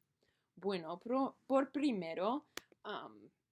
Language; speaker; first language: Spanish; non-native, learner; English